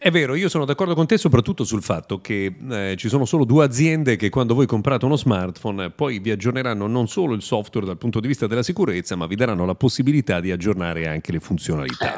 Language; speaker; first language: Italian; native; Italian